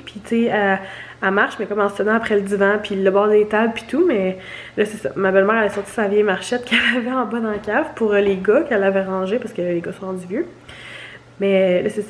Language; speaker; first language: French; native; French